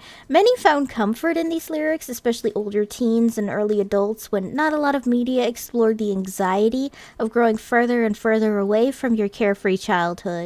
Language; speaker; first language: English; native; English